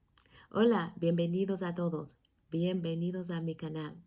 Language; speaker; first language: Spanish; non-native, fluent; English